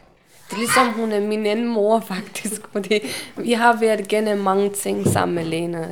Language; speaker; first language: Danish; non-native, learner; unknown